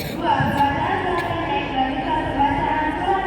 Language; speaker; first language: Indonesian; native; Indonesian